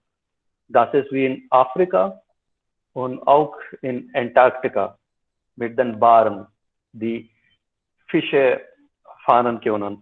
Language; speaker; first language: German; non-native, fluent; Hindi